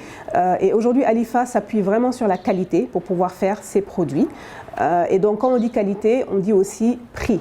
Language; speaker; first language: French; non-native, local second language; Wolof